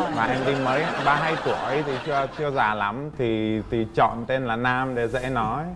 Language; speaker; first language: Vietnamese; non-native, fluent; Czech